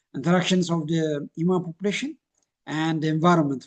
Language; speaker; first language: English; non-native, local second language; Amharic